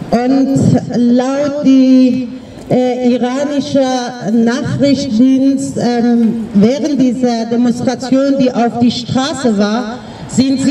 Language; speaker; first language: German; non-native, learner; Persian